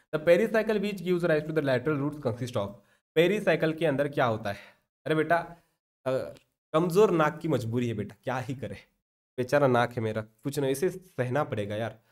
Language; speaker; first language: Hindi; non-native, local second language; Marathi